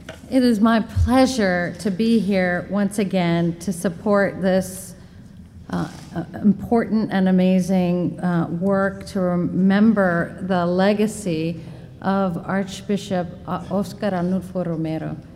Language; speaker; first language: English; native; English